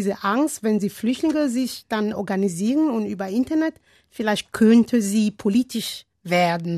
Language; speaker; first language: German; non-native, learner; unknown